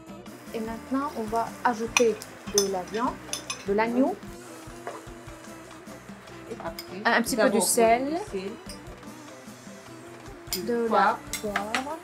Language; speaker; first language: French; non-native, fluent; Azerbaijani